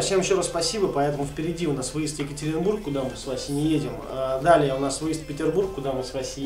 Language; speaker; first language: Russian; native; Russian